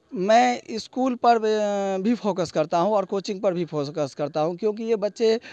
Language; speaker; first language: Hindi; non-native, local second language; Maithili